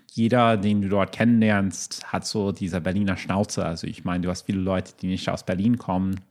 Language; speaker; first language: German; non-native, fluent; English